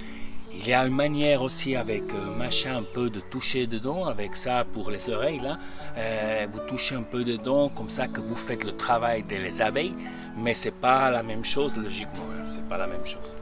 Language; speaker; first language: French; non-native, local second language; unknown